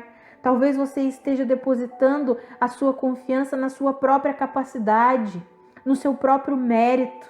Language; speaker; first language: Portuguese; native; Portuguese